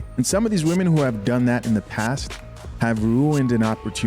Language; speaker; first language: English; native; English